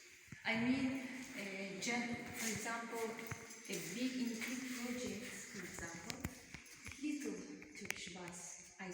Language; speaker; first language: English; non-native, learner; Turkish